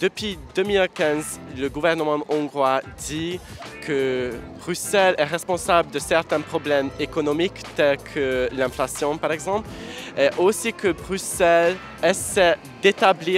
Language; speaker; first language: French; non-native, fluent; Hungarian